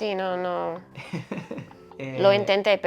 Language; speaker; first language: Spanish; non-native, learner; English